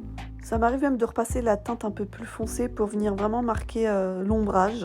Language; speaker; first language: French; native; French